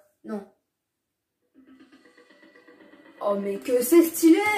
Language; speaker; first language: French; native; French